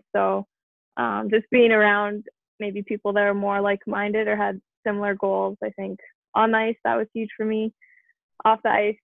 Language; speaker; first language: English; native; English